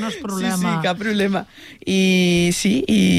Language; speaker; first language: Catalan; non-native, local second language; Spanish